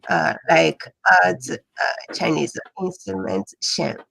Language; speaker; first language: English; non-native, learner; Japanese